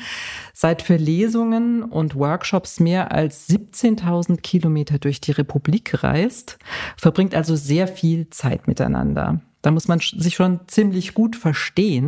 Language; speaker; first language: German; native; German